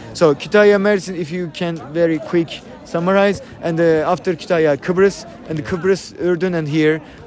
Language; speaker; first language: English; non-native, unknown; Turkish